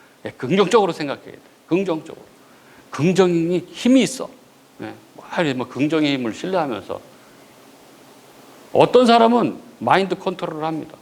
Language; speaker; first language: Korean; native; Korean